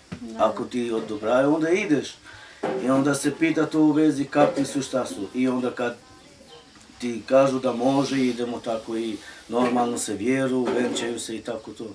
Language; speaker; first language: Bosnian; non-native, local second language; Romany